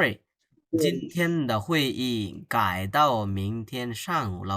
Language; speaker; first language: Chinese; non-native, fluent; Bangla